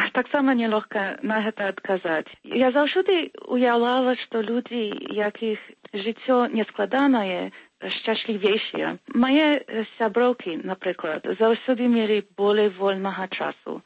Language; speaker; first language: Belarusian; early bilingual, heritage; Belarusian